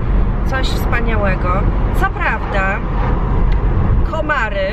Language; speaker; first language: Polish; native; Polish